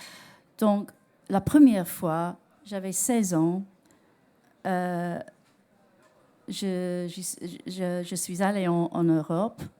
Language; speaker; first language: French; non-native, learner; English